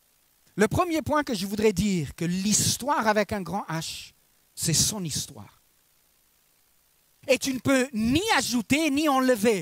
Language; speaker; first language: French; native; French